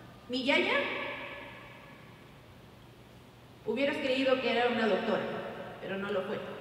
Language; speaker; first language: Spanish; early bilingual, heritage; Spanish